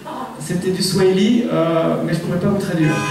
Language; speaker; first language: French; native; French